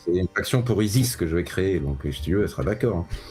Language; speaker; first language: French; native; French